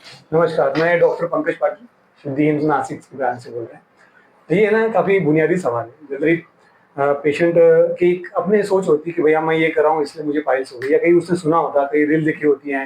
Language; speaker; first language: Hindi; non-native, local second language; Marathi